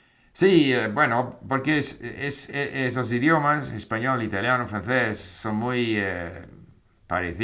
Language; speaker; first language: Spanish; non-native, fluent; English